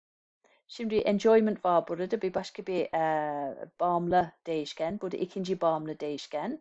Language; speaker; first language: Turkish; non-native, fluent; English